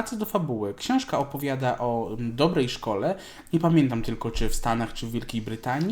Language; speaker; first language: Polish; native; Polish